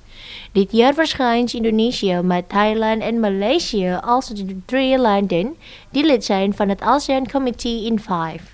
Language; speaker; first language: Dutch; non-native, fluent; Indonesian